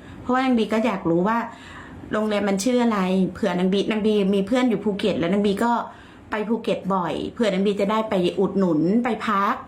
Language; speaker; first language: Thai; native; Thai